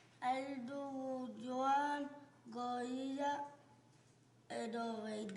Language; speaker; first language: Basque; non-native, local second language; Spanish